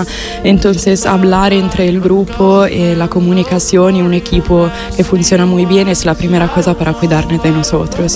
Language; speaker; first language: Spanish; non-native, fluent; Italian